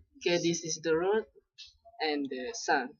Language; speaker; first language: English; non-native, local second language; Malay